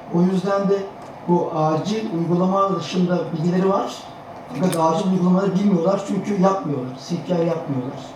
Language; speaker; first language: Turkish; native; Turkish